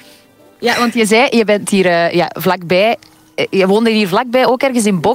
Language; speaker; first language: Dutch; native; Dutch